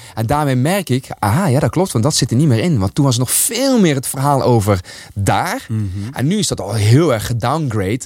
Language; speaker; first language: Dutch; early bilingual, other home language; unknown